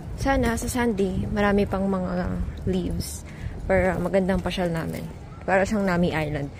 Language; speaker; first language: Filipino; native; Filipino